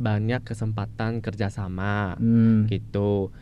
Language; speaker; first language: Indonesian; non-native, fluent; Chinese